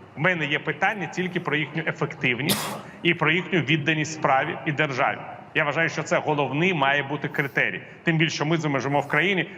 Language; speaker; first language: Ukrainian; non-native, local second language; Russian